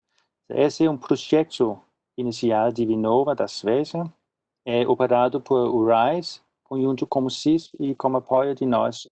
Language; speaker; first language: Portuguese; non-native, fluent; Swedish